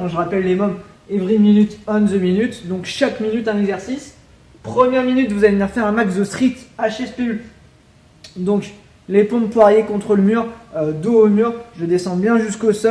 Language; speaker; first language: French; native; French